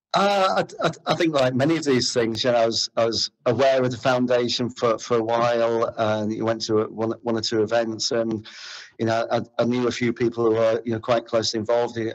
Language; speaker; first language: English; native; English